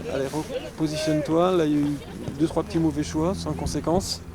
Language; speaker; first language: French; native; French